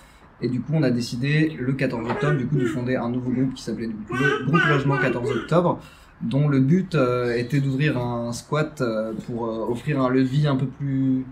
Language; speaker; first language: French; native; French